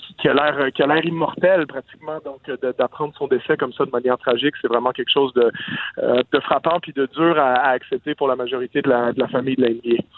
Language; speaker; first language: French; native; French